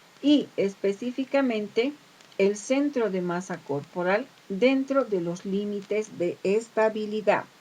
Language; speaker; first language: Spanish; native; Spanish